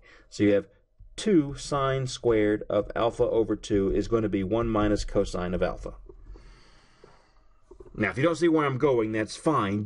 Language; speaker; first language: English; native; English